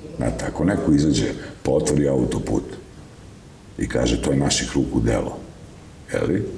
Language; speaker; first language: Serbian; native; Serbian